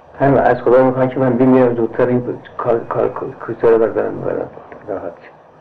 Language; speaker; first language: Persian; non-native, local second language; Azerbaijani